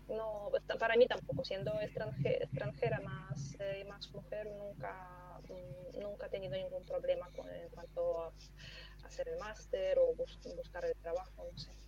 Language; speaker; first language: Spanish; non-native, fluent; Russian